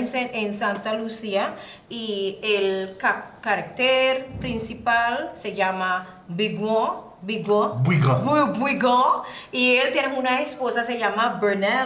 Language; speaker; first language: Spanish; non-native, learner; English